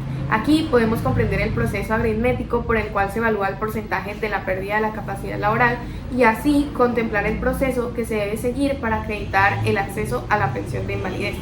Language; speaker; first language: Spanish; native; Spanish